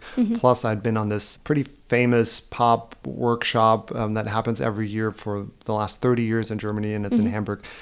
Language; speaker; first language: English; non-native, fluent; German